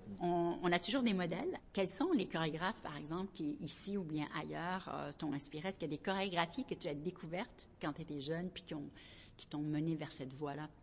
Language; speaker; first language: French; native; French